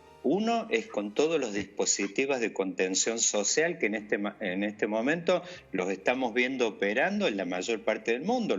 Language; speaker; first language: Spanish; native; Spanish